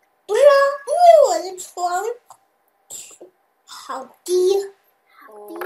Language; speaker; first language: Chinese; early bilingual, heritage; Chinese